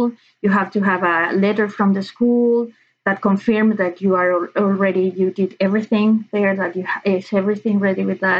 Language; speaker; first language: English; non-native, learner; Spanish